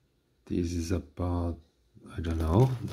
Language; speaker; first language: English; non-native, fluent; Portuguese